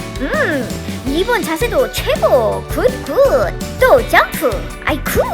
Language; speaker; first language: Korean; native; Korean